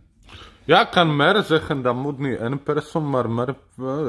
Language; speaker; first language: Dutch; non-native, learner; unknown